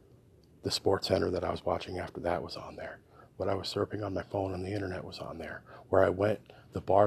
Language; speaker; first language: English; native; English